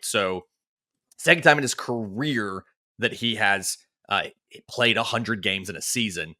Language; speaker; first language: English; native; English